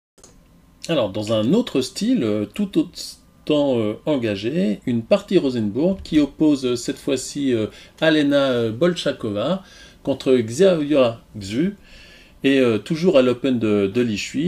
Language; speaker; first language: French; native; French